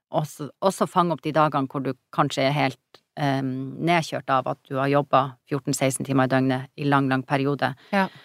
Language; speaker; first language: Norwegian; native; Norwegian